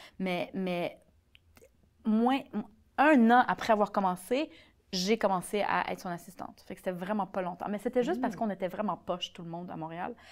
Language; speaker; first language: French; early bilingual, other home language; Polish